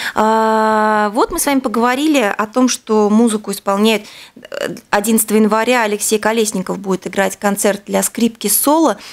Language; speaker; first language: Russian; native; Russian